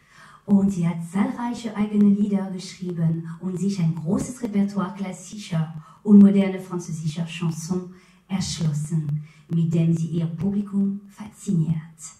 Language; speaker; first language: German; non-native, fluent; French